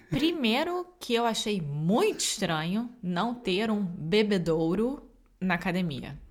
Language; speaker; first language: Portuguese; native; Portuguese